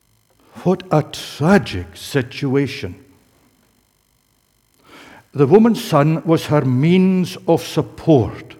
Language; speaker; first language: English; native; English